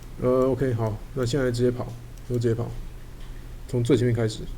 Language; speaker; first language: Chinese; native; Chinese